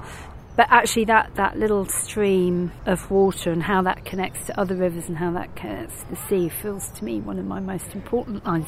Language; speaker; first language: English; native; English